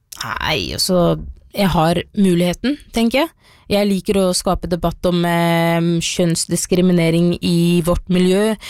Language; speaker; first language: Norwegian; early bilingual, other home language; Somali